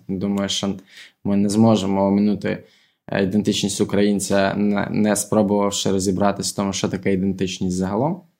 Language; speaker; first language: Ukrainian; non-native, local second language; Russian